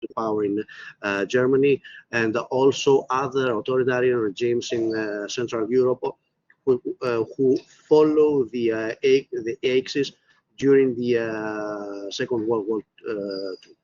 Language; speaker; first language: English; non-native, fluent; Greek